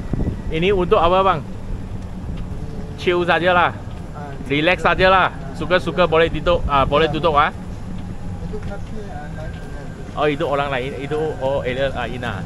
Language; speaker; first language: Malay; non-native, local second language; Chinese